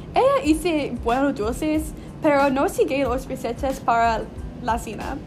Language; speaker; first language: Spanish; non-native, learner; English